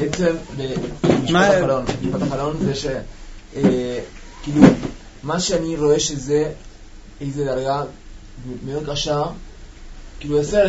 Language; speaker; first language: Hebrew; non-native, learner; Spanish